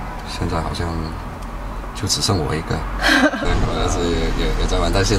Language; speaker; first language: Chinese; native; Chinese